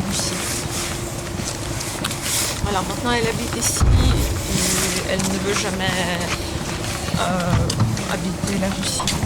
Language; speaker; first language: French; non-native, fluent; Ukrainian